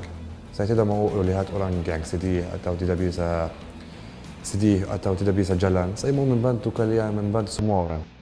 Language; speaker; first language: Indonesian; non-native, learner; Arabic